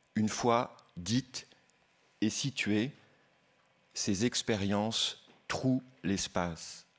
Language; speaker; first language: French; native; French